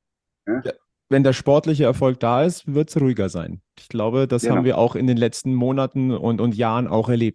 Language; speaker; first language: German; native; German